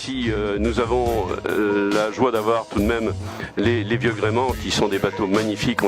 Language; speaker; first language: French; native; French